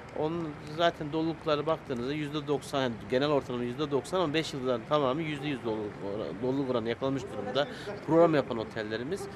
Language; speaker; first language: Turkish; native; Turkish